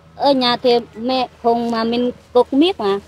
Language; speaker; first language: Vietnamese; non-native, local second language; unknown